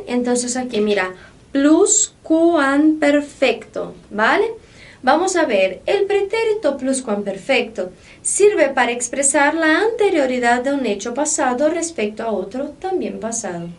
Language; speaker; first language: Spanish; non-native, fluent; Portuguese